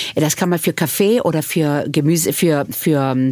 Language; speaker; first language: German; early bilingual, other home language; Hebrew